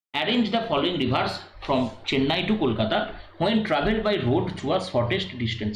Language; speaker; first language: English; non-native, local second language; Bangla